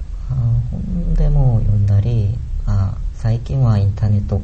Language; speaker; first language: Japanese; non-native, learner; Korean